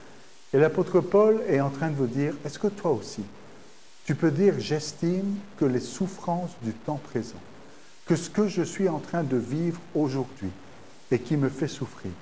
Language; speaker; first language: French; native; French